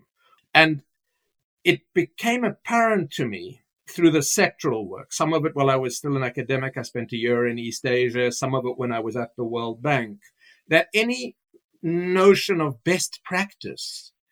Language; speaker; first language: English; native; English